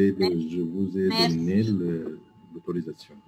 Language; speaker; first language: French; non-native, fluent; Arabic